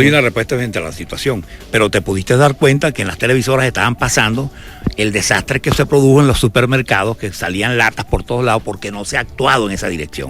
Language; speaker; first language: Spanish; native; Spanish